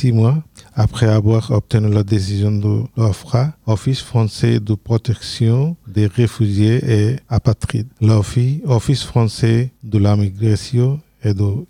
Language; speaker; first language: French; non-native, learner; Bangla